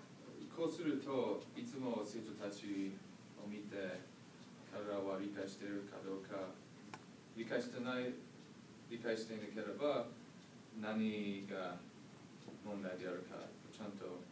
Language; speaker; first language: Japanese; non-native, learner; English